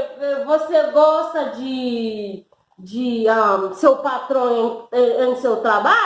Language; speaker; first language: Portuguese; non-native, learner; Haitian Creole